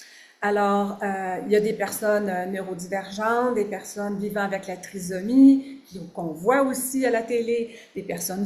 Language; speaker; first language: French; native; French